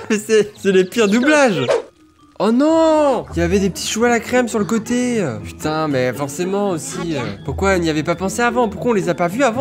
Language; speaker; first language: French; native; French